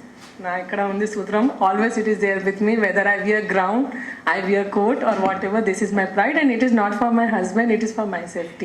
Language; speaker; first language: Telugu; non-native, local second language; Hindi